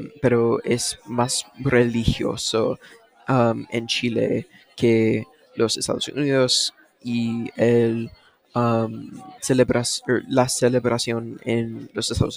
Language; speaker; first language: Spanish; non-native, learner; English